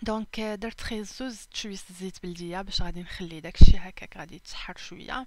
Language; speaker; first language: Arabic; native; Arabic